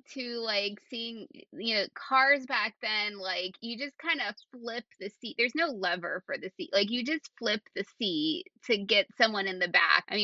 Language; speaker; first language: English; native; English